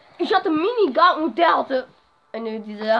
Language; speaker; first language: German; native; German